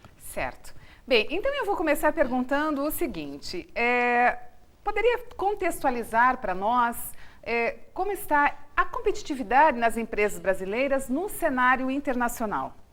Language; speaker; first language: Portuguese; native; Portuguese